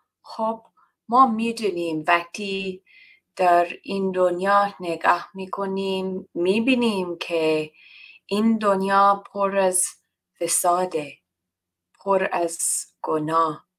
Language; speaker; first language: Persian; non-native, learner; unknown